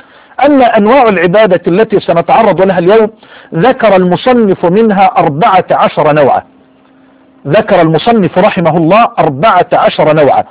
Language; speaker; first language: Arabic; native; Arabic